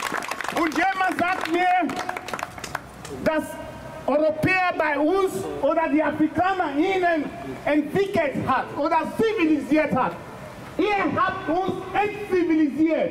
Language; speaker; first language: German; non-native, fluent; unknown